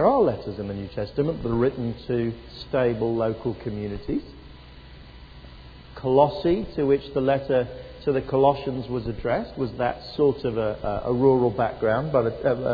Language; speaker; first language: English; native; English